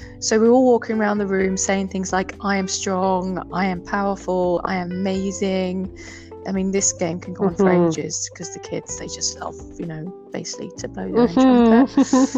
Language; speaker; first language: English; native; English